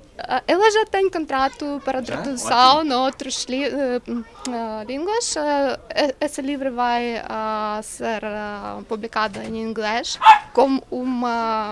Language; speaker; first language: Portuguese; non-native, learner; Ukrainian